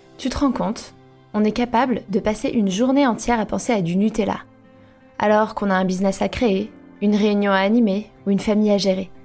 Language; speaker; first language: French; native; French